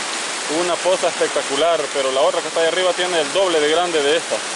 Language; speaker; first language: Spanish; native; Spanish